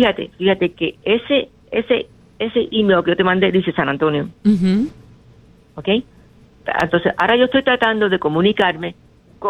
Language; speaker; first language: Spanish; native; Spanish